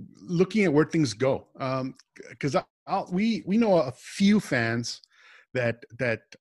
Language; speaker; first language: English; native; English